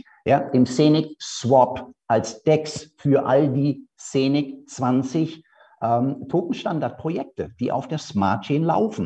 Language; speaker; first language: German; native; German